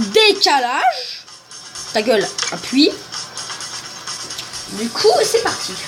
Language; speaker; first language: French; native; French